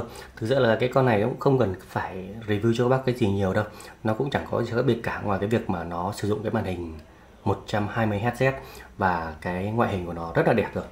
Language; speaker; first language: Vietnamese; native; Vietnamese